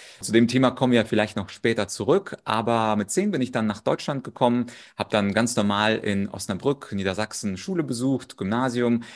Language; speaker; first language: German; early bilingual, other home language; Russian